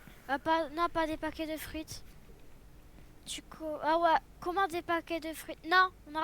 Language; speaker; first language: French; native; French